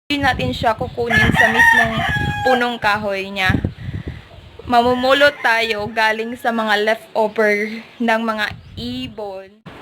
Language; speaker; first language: Filipino; non-native, local second language; Cebuano